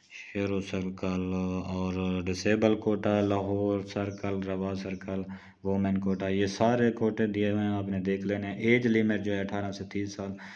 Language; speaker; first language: Urdu; non-native, local second language; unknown